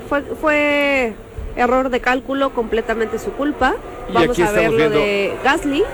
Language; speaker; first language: Spanish; native; Spanish